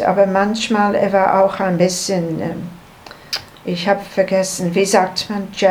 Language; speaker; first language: German; non-native, learner; English